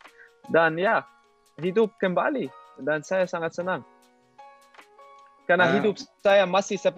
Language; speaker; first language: Indonesian; non-native, learner; Dutch